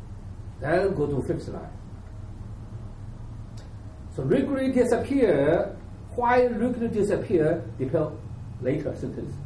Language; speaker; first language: English; non-native, learner; Chinese